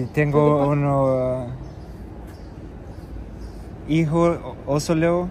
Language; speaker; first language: Spanish; non-native, learner; English